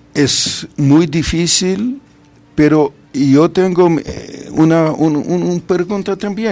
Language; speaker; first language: Spanish; non-native, fluent; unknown